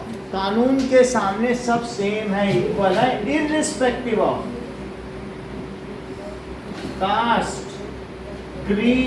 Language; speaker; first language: Hindi; native; Hindi